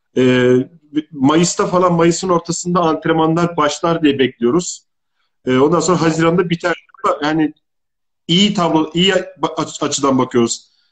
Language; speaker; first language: Turkish; native; Turkish